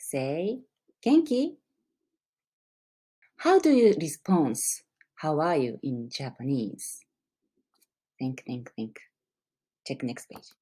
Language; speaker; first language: English; non-native, learner; Japanese